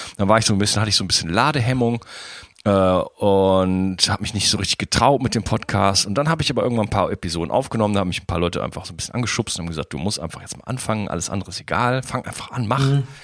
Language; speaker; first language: German; native; German